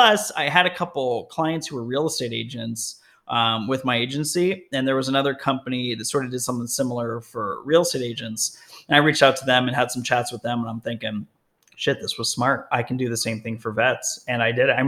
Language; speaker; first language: English; native; English